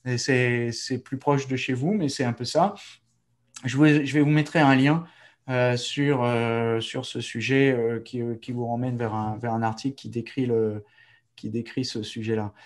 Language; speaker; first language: French; native; French